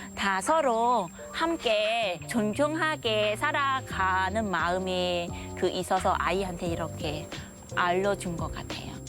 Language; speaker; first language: Korean; non-native, learner; Khmer